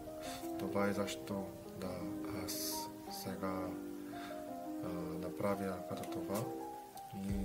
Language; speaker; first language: Bulgarian; non-native, learner; Korean